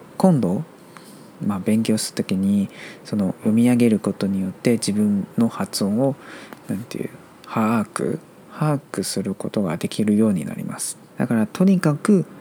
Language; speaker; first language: Japanese; non-native, fluent; Chinese